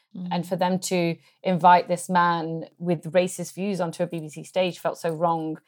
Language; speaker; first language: English; native; English